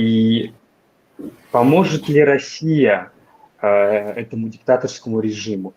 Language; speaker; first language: Russian; non-native, local second language; Tajik